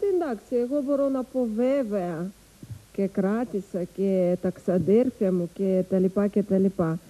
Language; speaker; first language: Greek; non-native, learner; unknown